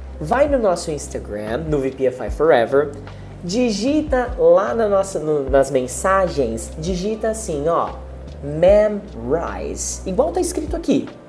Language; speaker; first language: Portuguese; native; Portuguese